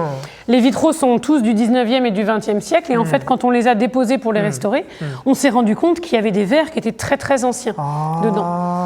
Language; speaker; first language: French; native; French